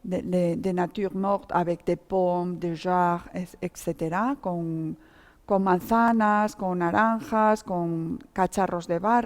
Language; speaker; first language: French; non-native, fluent; Spanish